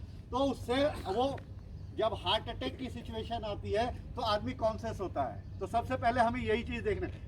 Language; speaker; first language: Hindi; native; Hindi